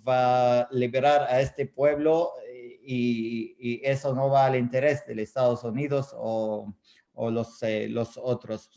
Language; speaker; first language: Spanish; non-native, fluent; Arabic